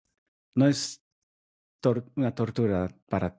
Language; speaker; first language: Spanish; non-native, fluent; Japanese